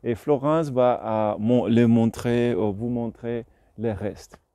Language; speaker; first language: French; non-native, learner; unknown